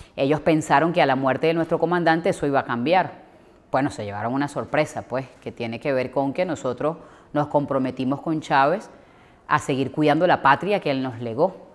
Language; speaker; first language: Spanish; native; Spanish